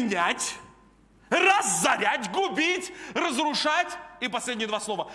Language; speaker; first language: Russian; native; Russian